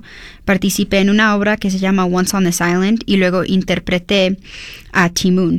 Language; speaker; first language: Spanish; early bilingual, heritage; Spanish